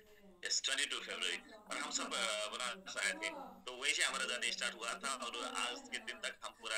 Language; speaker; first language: Hindi; native; Hindi